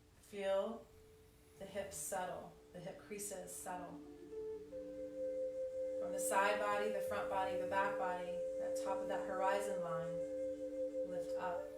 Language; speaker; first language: English; native; English